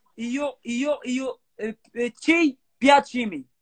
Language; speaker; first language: Italian; non-native, learner; Arabic